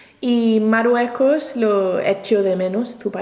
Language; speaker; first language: Spanish; non-native, learner; English